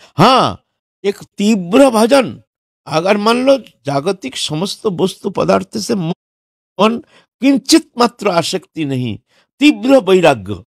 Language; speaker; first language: Hindi; non-native, local second language; Bangla